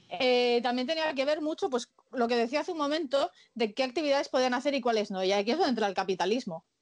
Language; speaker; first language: Spanish; native; Spanish